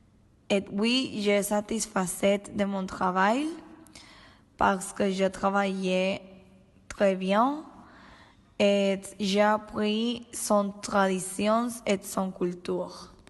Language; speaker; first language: French; non-native, learner; Spanish